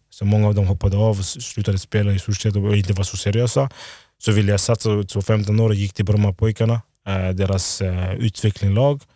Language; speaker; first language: Swedish; early bilingual, other home language; Lingala